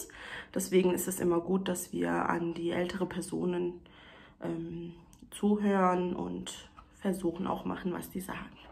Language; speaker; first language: German; early bilingual, other home language; Turkish